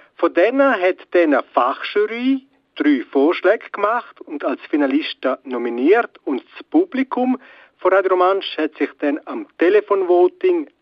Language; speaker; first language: German; non-native, local second language; Romansh